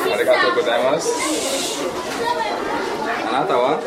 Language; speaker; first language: Japanese; non-native, fluent; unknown